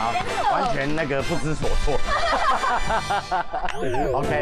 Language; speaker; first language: Chinese; native; Chinese